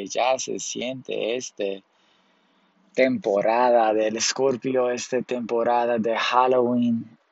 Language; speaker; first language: Spanish; early bilingual, heritage; Spanish